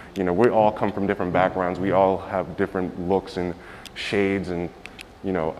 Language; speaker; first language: English; native; English